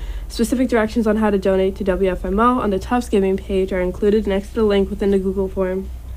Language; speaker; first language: English; native; English